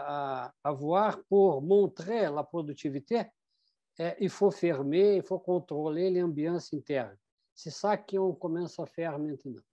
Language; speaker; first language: French; non-native, fluent; Portuguese